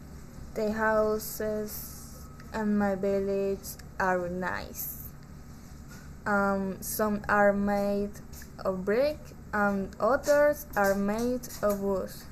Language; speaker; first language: English; non-native, learner; Spanish